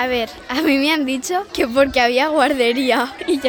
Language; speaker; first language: Spanish; native; Spanish